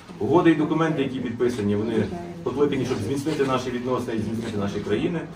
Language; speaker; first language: Ukrainian; native; Ukrainian